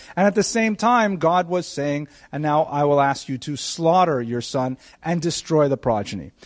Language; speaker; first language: English; native; English